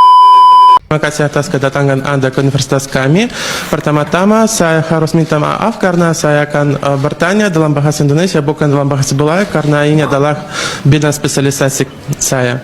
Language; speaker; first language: Indonesian; non-native, fluent; Russian